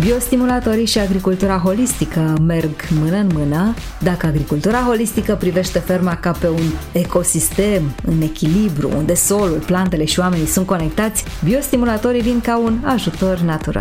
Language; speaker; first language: Romanian; native; Romanian